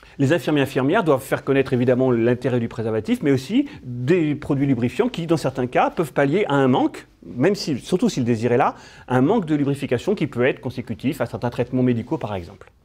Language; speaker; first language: French; native; French